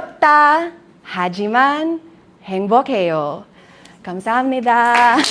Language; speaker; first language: Korean; non-native, learner; Filipino